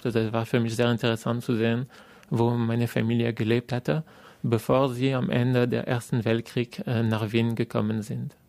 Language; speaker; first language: German; non-native, fluent; French